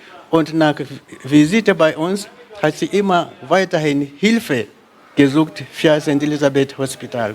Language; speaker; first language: German; non-native, learner; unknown